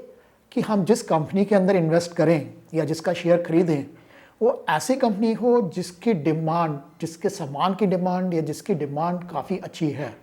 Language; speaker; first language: Hindi; native; Hindi